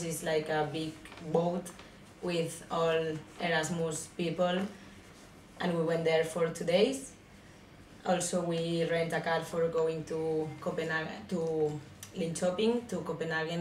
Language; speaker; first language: English; non-native, learner; Spanish